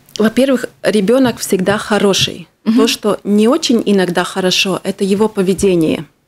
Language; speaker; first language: Russian; non-native, local second language; Latvian